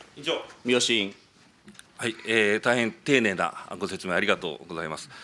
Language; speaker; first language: Japanese; native; Japanese